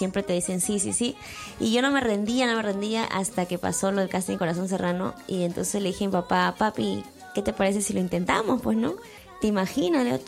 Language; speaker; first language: Spanish; native; Spanish